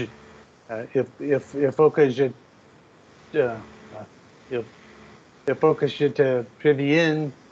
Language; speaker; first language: French; non-native, learner; English